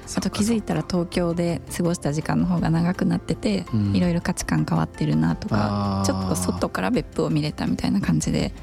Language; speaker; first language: Japanese; native; Japanese